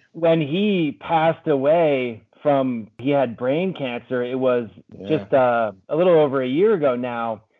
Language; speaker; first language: English; native; English